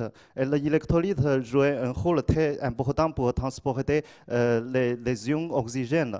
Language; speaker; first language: French; non-native, learner; Chinese